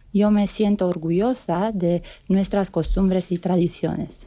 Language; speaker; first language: Spanish; non-native, fluent; Romanian